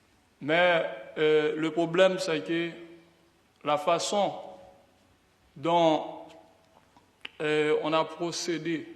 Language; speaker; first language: French; non-native, local second language; Haitian Creole